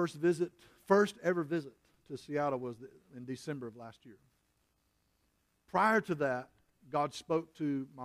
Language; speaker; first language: English; native; English